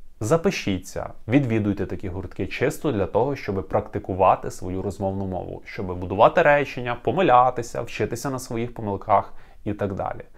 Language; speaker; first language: Ukrainian; native; Ukrainian